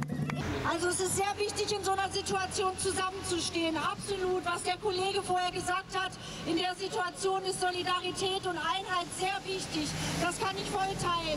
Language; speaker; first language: German; native; German